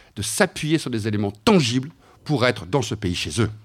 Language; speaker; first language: French; native; French